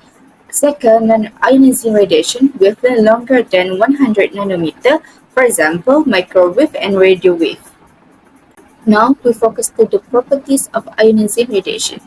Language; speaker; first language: English; non-native, learner; Malay